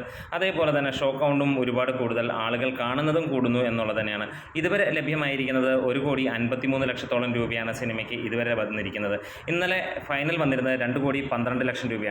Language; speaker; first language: Malayalam; native; Malayalam